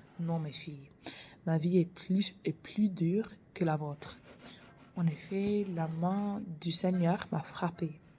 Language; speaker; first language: French; non-native, learner; English